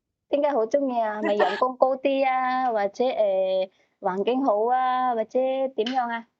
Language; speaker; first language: Cantonese; native; Cantonese